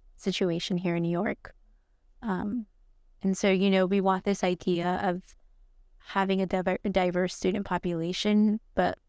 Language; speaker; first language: English; early bilingual, other home language; Spanish